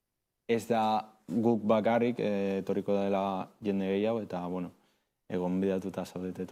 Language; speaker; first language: Basque; non-native, local second language; Spanish